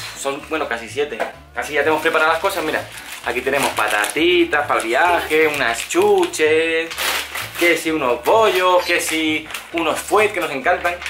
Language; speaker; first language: Spanish; native; Spanish